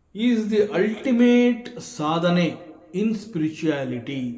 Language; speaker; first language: English; non-native, local second language; Kannada